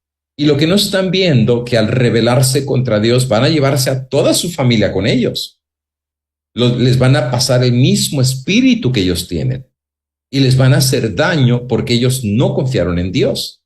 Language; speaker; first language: Spanish; native; Spanish